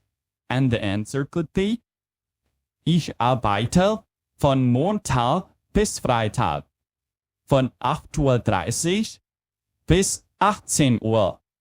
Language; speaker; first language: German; non-native, fluent; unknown